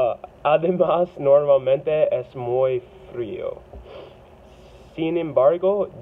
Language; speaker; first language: Spanish; non-native, learner; English